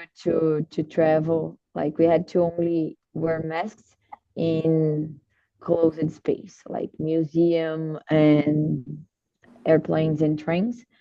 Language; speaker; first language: English; non-native, learner; Portuguese